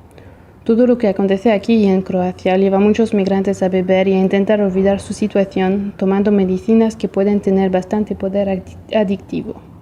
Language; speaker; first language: Spanish; non-native, fluent; Portuguese